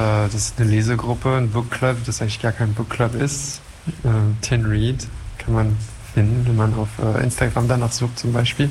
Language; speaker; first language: German; non-native, fluent; French